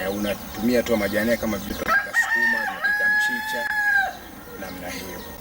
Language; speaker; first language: Swahili; non-native, local second language; Giryama